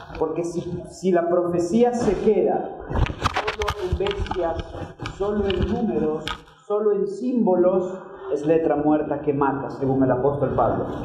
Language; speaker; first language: Spanish; native; Spanish